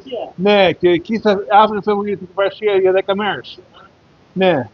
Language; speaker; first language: Greek; early bilingual, heritage; Greek